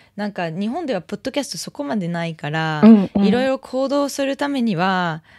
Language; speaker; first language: Japanese; non-native, fluent; French